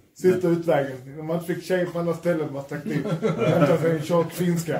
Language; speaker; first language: Swedish; native; Swedish